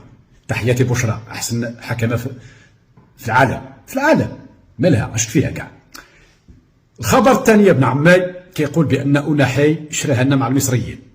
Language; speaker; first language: Arabic; native; Arabic